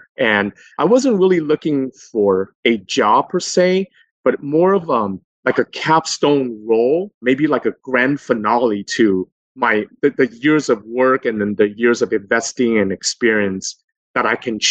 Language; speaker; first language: English; native; English